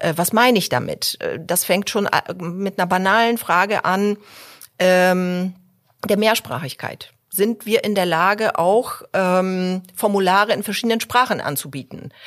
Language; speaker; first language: German; early bilingual, other home language; Polish